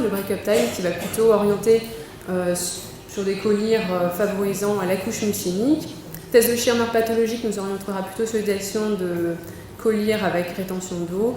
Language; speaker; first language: French; native; French